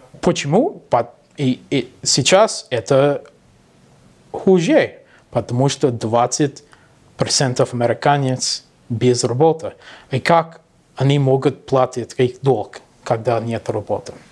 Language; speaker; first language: Russian; non-native, learner; English